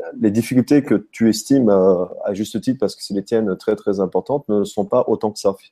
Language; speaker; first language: French; native; French